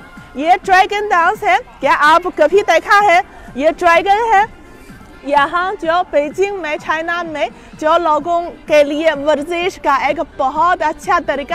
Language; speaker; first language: Hindi; non-native, fluent; Chinese